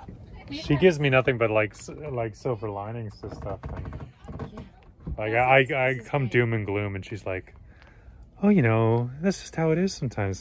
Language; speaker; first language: English; native; English